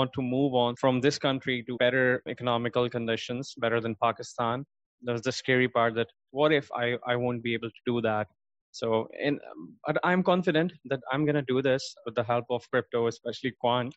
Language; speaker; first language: English; non-native, local second language; Urdu